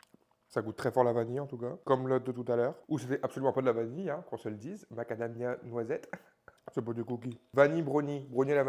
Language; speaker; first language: French; native; French